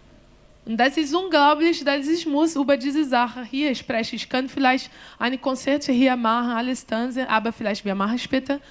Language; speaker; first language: German; non-native, learner; Portuguese